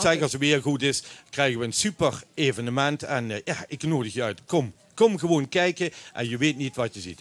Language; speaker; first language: Dutch; native; Dutch